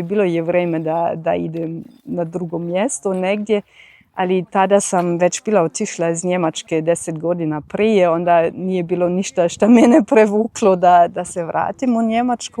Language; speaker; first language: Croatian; non-native, fluent; German